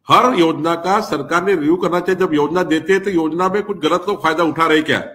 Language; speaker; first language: Hindi; non-native, local second language; Marathi